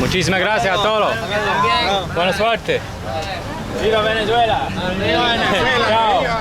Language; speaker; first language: Spanish; non-native, learner; English